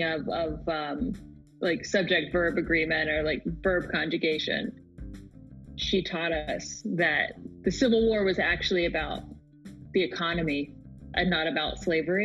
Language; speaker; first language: English; native; English